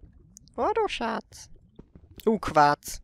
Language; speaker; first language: German; native; German